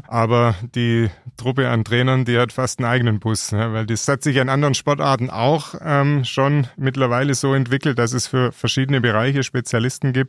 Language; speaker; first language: German; native; German